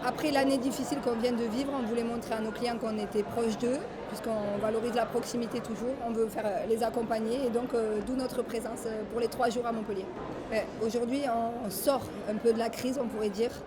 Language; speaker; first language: French; native; French